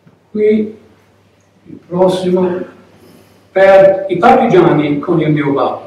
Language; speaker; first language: Italian; non-native, learner; English